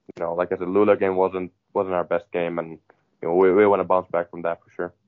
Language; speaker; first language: English; non-native, fluent; Finnish